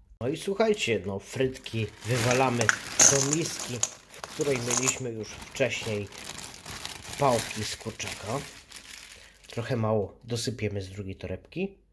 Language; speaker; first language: Polish; native; Polish